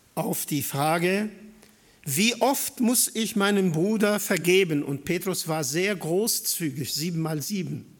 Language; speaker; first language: German; non-native, fluent; Arabic